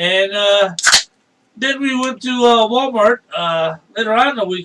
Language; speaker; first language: English; native; English